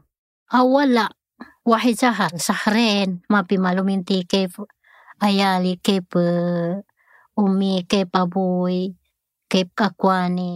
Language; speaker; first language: Arabic; non-native, learner; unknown